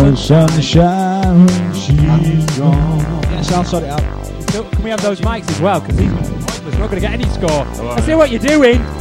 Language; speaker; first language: English; native; English